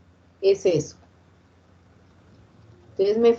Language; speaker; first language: Spanish; native; Spanish